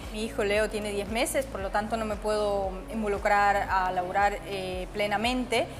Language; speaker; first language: Spanish; non-native, fluent; Russian